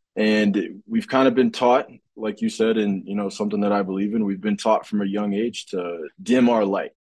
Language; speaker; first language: English; native; English